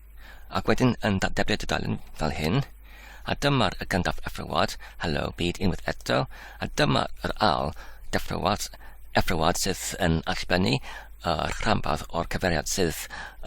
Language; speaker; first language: Welsh; non-native, learner; English